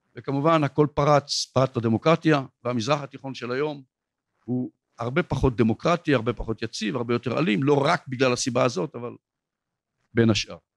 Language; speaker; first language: Hebrew; native; Hebrew